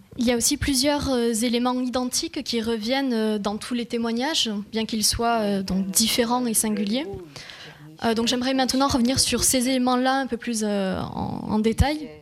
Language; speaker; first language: French; native; French